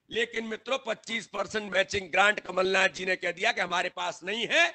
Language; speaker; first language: Hindi; native; Hindi